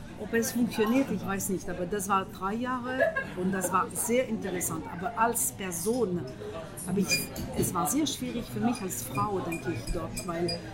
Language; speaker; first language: German; non-native, fluent; French